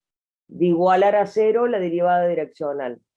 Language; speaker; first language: Spanish; native; Spanish